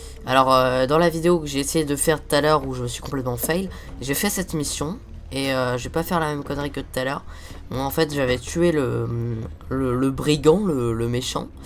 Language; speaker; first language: French; native; French